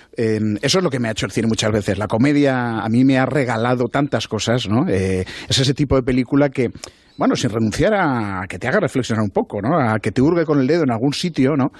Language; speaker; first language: Spanish; native; Spanish